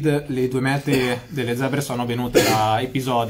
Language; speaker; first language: Italian; native; Italian